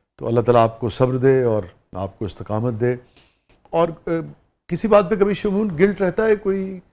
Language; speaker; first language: Urdu; native; Urdu